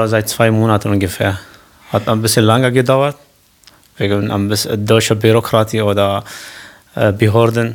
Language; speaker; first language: German; non-native, fluent; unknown